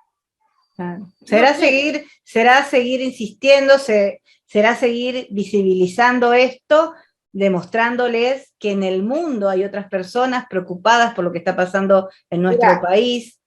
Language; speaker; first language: Spanish; native; Spanish